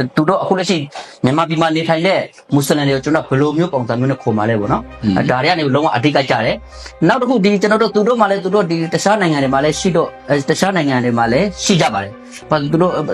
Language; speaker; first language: Burmese; non-native, local second language; Rohingya